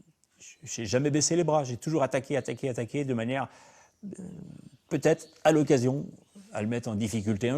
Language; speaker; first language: French; native; French